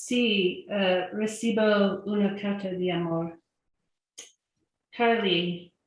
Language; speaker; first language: Spanish; non-native, learner; English